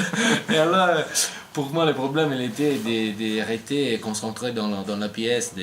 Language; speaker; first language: French; non-native, learner; Italian